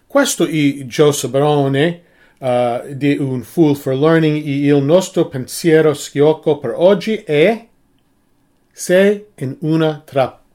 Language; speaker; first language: Italian; non-native, learner; English